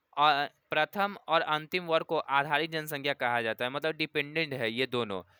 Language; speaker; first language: Hindi; native; Hindi